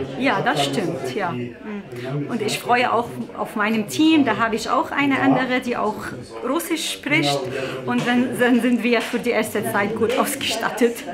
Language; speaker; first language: German; non-native, fluent; Arabic